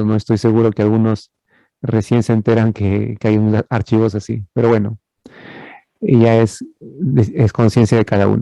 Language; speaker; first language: Spanish; native; Spanish